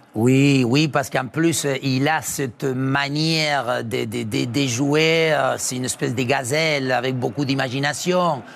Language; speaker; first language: French; non-native, fluent; Spanish